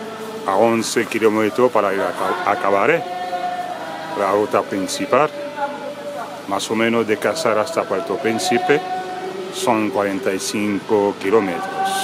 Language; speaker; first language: Spanish; non-native, fluent; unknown